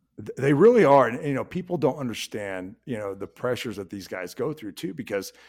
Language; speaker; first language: English; native; English